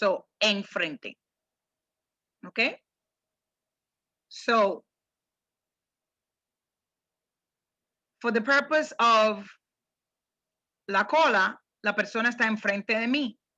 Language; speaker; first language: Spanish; non-native, fluent; English